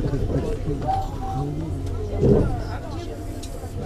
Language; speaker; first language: Russian; native; Russian